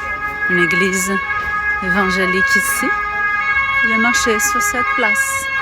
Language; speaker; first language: French; non-native, fluent; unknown